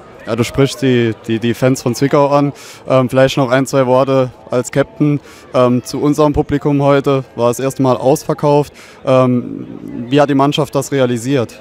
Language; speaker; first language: German; native; German